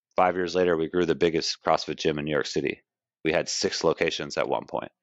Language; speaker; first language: English; native; English